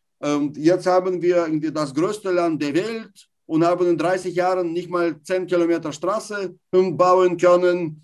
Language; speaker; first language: German; non-native, fluent; Russian